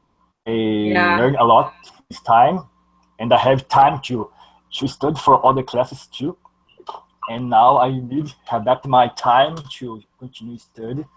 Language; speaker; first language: English; non-native, learner; Portuguese